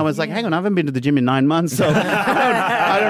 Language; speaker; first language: English; non-native, local second language; Sinhala